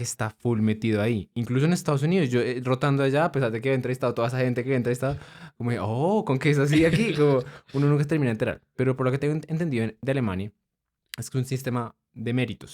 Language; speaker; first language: Spanish; native; Spanish